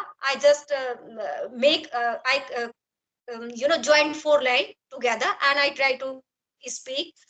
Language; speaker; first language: English; non-native, learner; Hindi